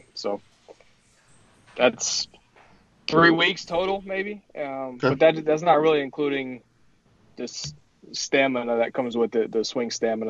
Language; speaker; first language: English; native; English